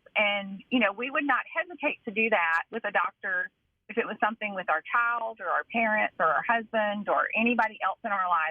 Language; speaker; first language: English; native; English